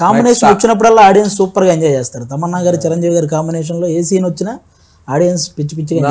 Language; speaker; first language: Telugu; native; Telugu